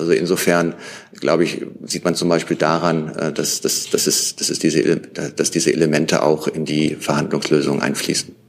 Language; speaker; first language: German; native; German